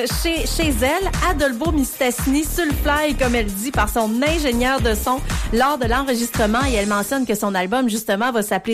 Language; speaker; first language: French; native; French